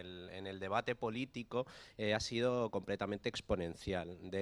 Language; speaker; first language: Spanish; native; Spanish